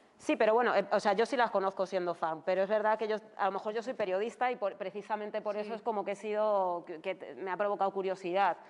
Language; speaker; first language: Spanish; native; Spanish